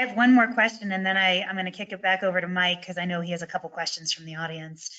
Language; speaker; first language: English; native; English